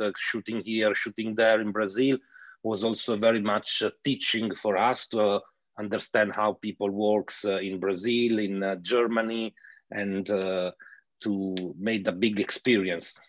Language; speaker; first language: English; non-native, fluent; Italian